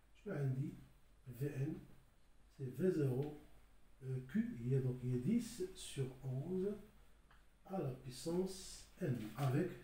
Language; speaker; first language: French; non-native, local second language; Arabic